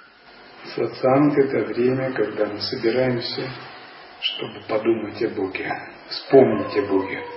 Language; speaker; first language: Russian; native; Russian